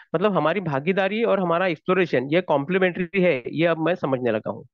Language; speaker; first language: Hindi; non-native, local second language; Marathi